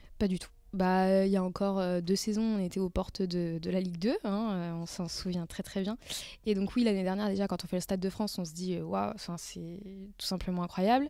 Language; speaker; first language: French; native; French